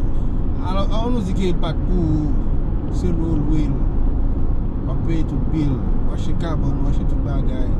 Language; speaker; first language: French; non-native, learner; Haitian Creole